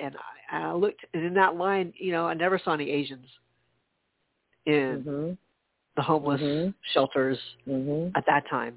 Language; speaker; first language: English; native; English